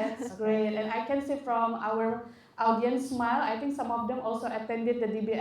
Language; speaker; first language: English; non-native, fluent; Indonesian